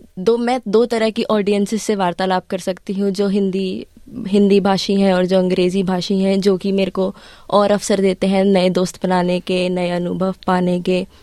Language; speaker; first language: Hindi; early bilingual, heritage; Hindi